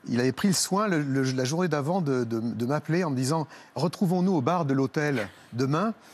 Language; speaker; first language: French; native; French